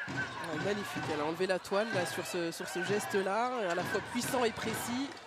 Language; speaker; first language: French; native; French